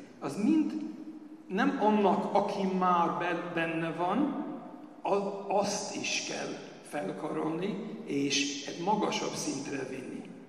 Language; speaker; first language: Hungarian; early bilingual, heritage; Hungarian